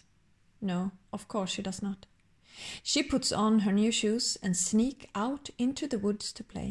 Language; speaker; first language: English; non-native, fluent; Swedish